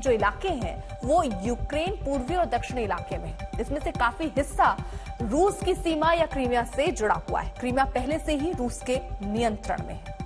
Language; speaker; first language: Hindi; native; Hindi